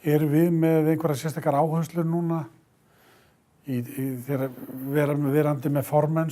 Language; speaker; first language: Icelandic; native; Icelandic